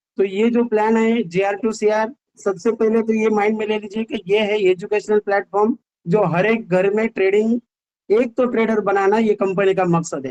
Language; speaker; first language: Hindi; non-native, local second language; Marathi